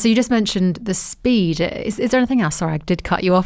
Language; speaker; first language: English; native; English